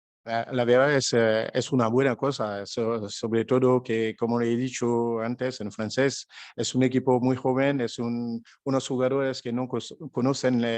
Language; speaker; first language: Spanish; non-native, fluent; French